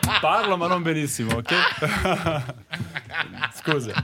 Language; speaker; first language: Italian; non-native, learner; Serbian